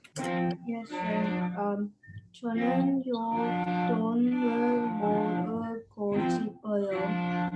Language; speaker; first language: Korean; non-native, learner; English